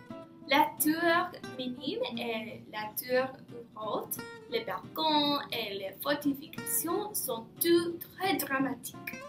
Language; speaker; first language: French; non-native, learner; English